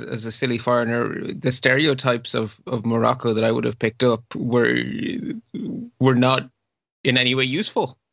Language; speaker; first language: English; non-native, fluent; Dutch